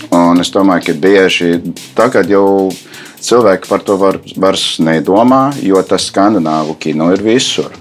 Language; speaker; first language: Latvian; non-native, fluent; English